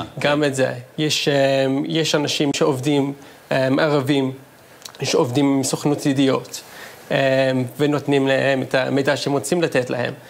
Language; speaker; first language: Hebrew; non-native, fluent; English